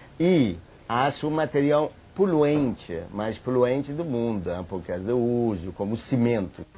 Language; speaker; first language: Portuguese; non-native, fluent; Persian